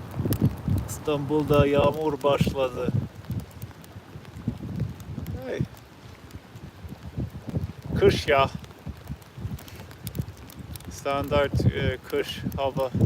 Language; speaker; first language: Turkish; non-native, learner; English